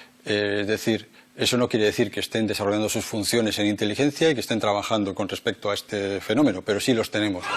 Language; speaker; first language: Spanish; native; Spanish